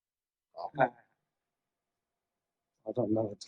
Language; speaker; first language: Japanese; native; Japanese